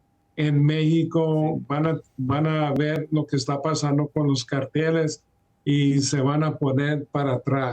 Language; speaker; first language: Spanish; early bilingual, heritage; Spanish